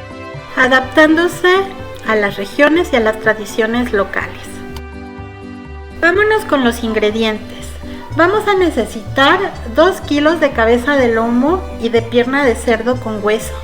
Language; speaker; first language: Spanish; native; Spanish